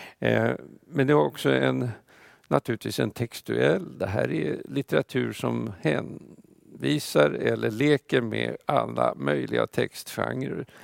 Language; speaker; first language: Swedish; non-native, fluent; Russian